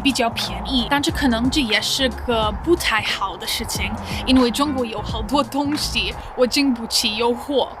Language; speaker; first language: Chinese; non-native, learner; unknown